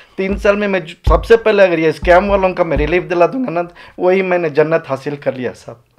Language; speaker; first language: Hindi; non-native, local second language; Urdu